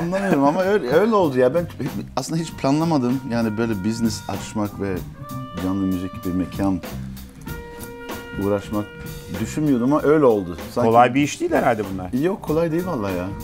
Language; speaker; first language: Turkish; early bilingual, heritage; Turkish